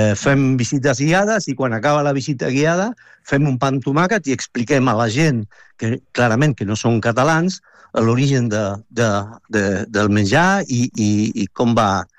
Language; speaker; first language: Catalan; early bilingual, heritage; Spanish